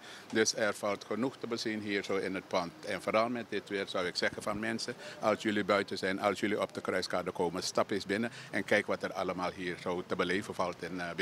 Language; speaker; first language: Dutch; native; Dutch